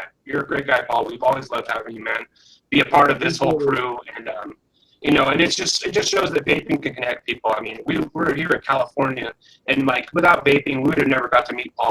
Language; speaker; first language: English; native; English